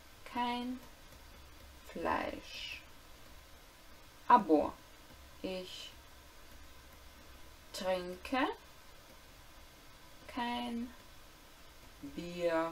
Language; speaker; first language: German; non-native, fluent; Ukrainian